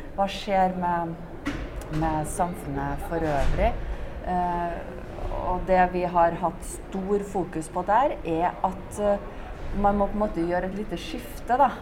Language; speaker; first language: Norwegian; native; Norwegian